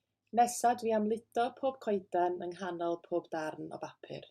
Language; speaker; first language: Welsh; native; Welsh